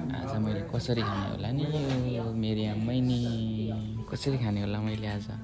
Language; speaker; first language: Nepali; native; Nepali